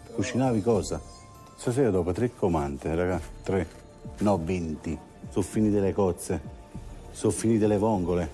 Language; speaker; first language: Italian; native; Italian